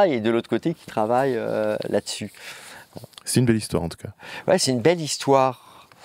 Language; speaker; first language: French; native; French